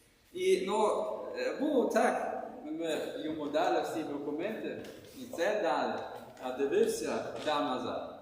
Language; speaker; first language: Ukrainian; non-native, learner; German